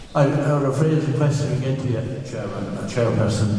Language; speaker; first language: English; native; English